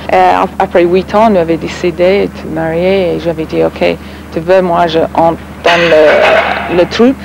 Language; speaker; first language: French; non-native, learner; English